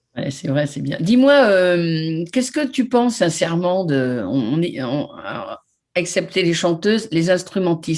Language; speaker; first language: French; native; French